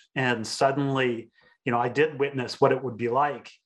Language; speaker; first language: English; native; English